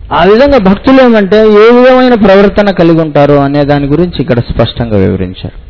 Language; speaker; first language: Telugu; non-native, fluent; Hindi